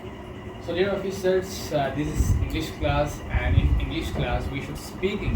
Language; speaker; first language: English; non-native, fluent; Urdu